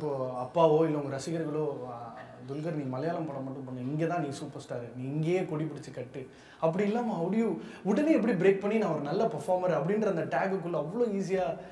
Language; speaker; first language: Tamil; native; Tamil